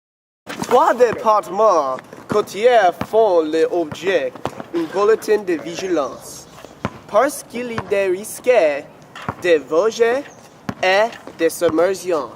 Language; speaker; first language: French; non-native, learner; English